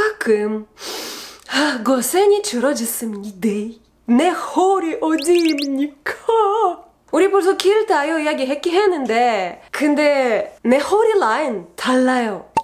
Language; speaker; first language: Korean; non-native, learner; Russian